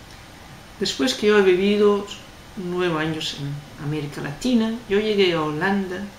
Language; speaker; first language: Spanish; non-native, fluent; Dutch